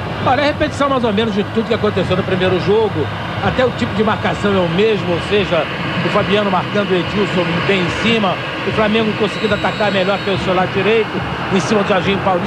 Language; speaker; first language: Portuguese; native; Portuguese